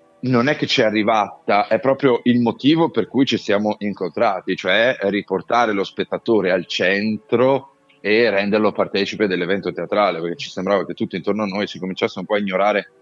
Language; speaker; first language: Italian; native; Italian